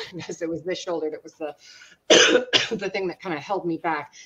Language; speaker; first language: English; native; English